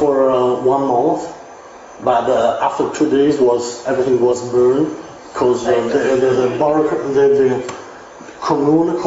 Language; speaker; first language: English; non-native, learner; Italian